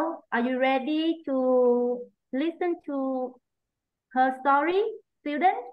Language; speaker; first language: English; non-native, learner; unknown